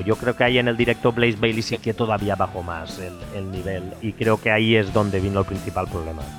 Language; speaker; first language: Spanish; native; Spanish